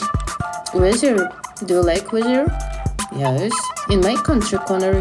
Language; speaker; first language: English; non-native, learner; Russian